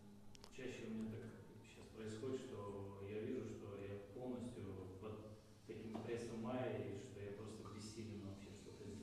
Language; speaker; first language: Russian; native; Russian